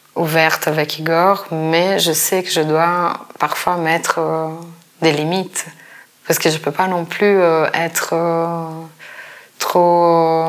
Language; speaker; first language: French; non-native, fluent; Portuguese